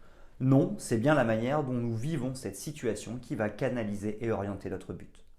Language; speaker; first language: French; native; French